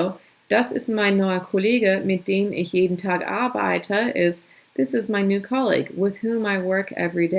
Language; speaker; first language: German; non-native, fluent; English